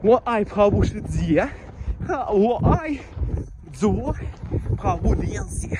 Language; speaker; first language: Chinese; non-native, learner; Russian